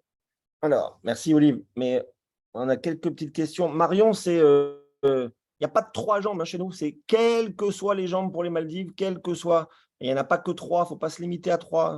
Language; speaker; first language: French; native; French